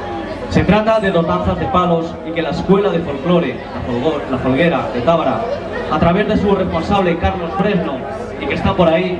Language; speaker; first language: Spanish; native; Spanish